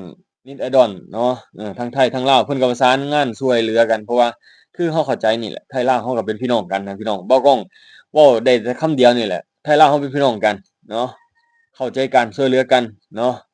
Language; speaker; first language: Thai; non-native, local second language; Northeastern Thai